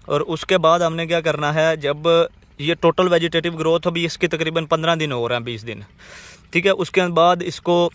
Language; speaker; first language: Urdu; non-native, local second language; Punjabi